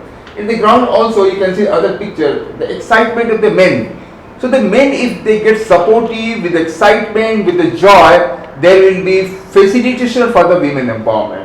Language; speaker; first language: English; non-native, local second language; Bangla